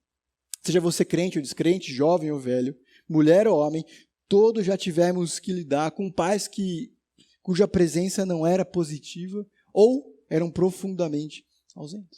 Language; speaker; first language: Portuguese; native; Portuguese